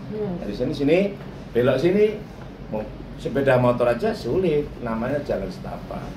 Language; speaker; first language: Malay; non-native, local second language; Javanese